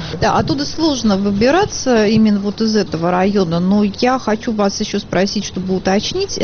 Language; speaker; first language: Russian; native; Russian